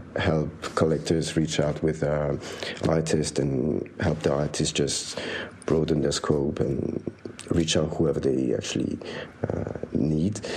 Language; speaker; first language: English; non-native, fluent; French